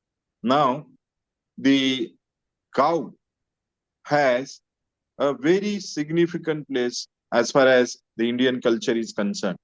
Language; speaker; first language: English; non-native, local second language; Marathi